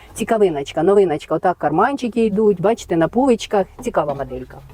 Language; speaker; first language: Ukrainian; native; Ukrainian